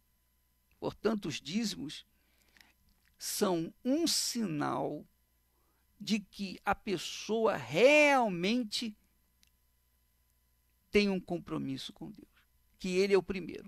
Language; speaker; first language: Portuguese; native; Portuguese